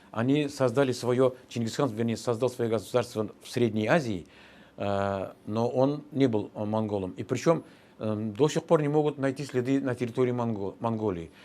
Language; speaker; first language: Russian; non-native, local second language; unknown